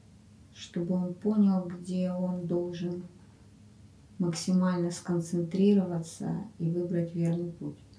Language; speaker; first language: Russian; native; Russian